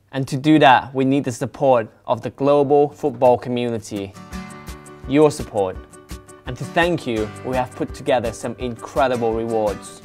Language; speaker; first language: English; non-native, fluent; Thai